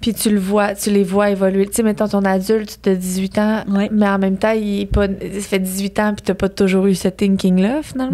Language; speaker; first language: French; native; French